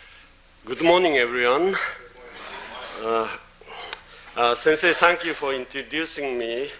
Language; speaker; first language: English; non-native, fluent; Japanese